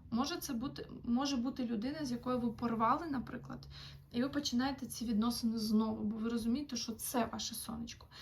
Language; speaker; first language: Ukrainian; non-native, local second language; Russian